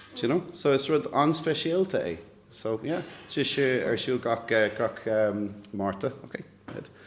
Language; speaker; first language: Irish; non-native, local second language; English